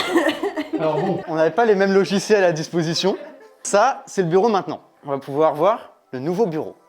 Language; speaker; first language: French; native; French